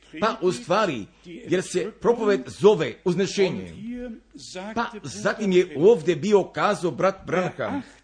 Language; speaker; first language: Croatian; early bilingual, heritage; Croatian